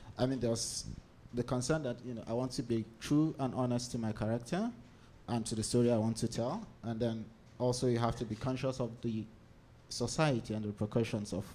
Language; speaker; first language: English; non-native, local second language; Hausa